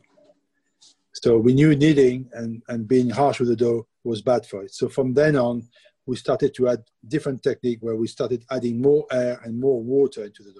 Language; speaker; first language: English; non-native, fluent; French